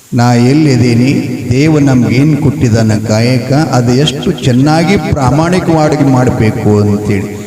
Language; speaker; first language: Kannada; native; Kannada